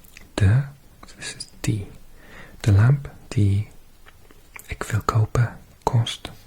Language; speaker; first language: Dutch; non-native, learner; English